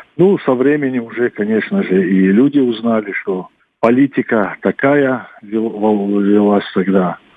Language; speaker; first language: Russian; non-native, local second language; Ossetic